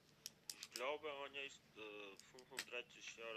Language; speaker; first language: German; non-native, learner; Macedonian